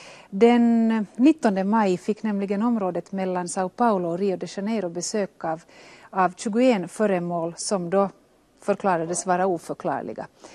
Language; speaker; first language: Swedish; native; Swedish